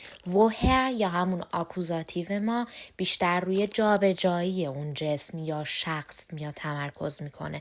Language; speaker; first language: Persian; native; Persian